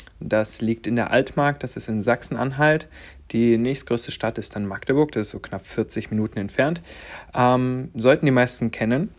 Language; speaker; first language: German; native; German